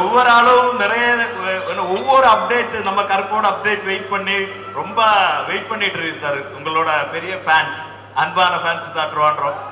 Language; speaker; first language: Tamil; non-native, learner; Malayalam